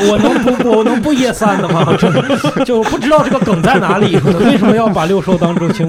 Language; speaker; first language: Chinese; native; Chinese